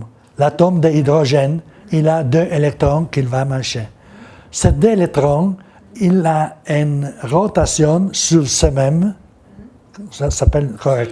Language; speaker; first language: French; non-native, learner; Italian